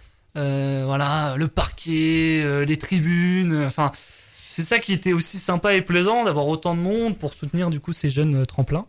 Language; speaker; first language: French; native; French